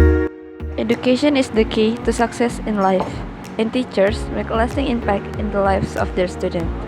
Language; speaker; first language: English; non-native, learner; Indonesian